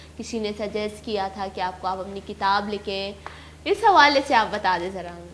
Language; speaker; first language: Urdu; non-native, local second language; Baluchi